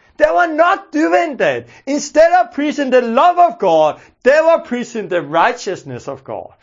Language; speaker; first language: English; non-native, fluent; Danish